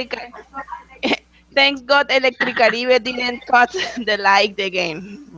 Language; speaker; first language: English; non-native, learner; Spanish